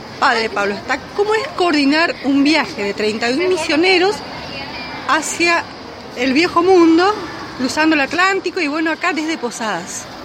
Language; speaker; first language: Spanish; native; Spanish